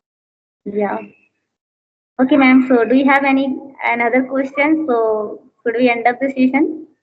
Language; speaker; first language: English; non-native, learner; Hindi